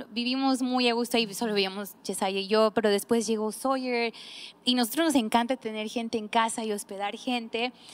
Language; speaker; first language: Spanish; native; Spanish